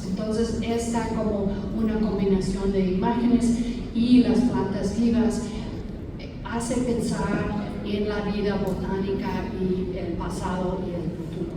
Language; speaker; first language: Spanish; non-native, fluent; English